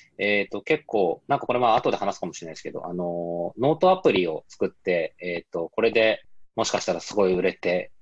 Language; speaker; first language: Japanese; non-native, fluent; Korean